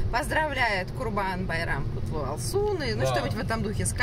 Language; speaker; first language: Russian; native; Russian